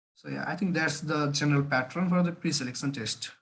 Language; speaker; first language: English; non-native, local second language; Nepali